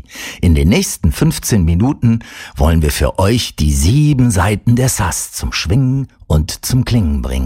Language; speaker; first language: German; native; German